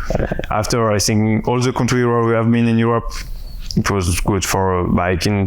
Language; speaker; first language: English; non-native, fluent; French